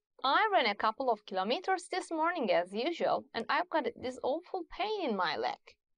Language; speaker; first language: English; non-native, fluent; Turkish